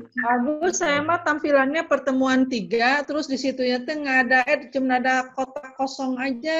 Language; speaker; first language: Indonesian; native; Indonesian